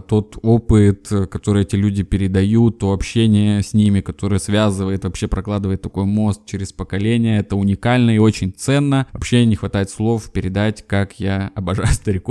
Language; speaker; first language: Russian; native; Russian